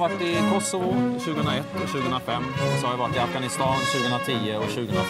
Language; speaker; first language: Swedish; native; Swedish